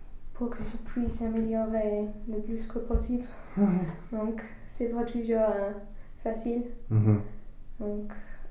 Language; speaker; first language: French; non-native, learner; English